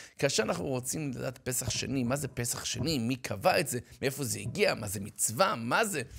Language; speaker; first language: Hebrew; native; Hebrew